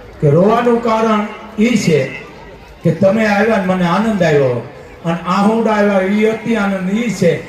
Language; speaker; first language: Gujarati; native; Gujarati